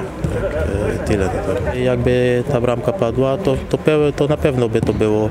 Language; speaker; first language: Polish; non-native, fluent; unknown